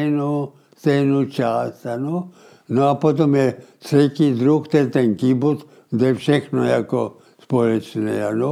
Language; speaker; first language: Czech; early bilingual, heritage; Czech